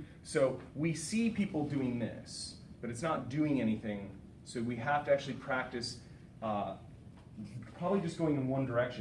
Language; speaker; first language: English; native; English